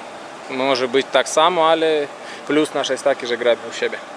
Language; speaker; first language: Polish; non-native, fluent; Latvian